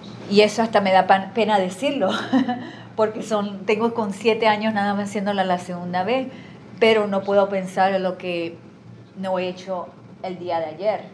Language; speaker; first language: Spanish; native; Spanish